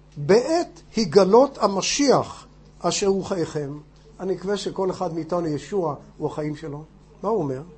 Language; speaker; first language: Hebrew; non-native, fluent; English